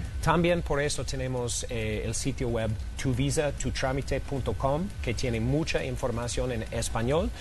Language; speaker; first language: Spanish; non-native, fluent; English